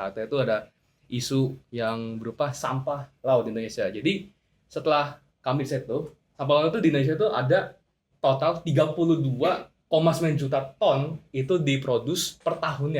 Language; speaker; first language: Indonesian; native; Indonesian